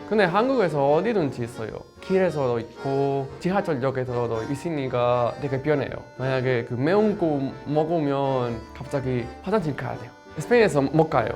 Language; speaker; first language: Korean; non-native, learner; Spanish